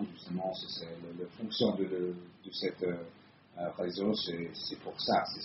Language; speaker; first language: French; non-native, fluent; Italian